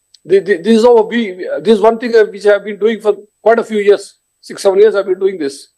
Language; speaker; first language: English; non-native, local second language; Telugu